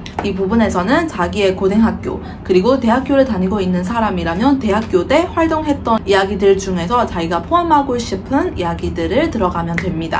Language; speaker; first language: Korean; non-native, fluent; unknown